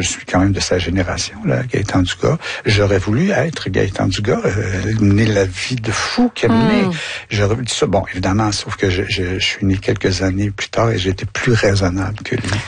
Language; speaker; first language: French; native; French